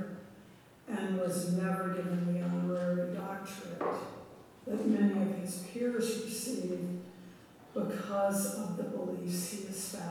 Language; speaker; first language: English; native; English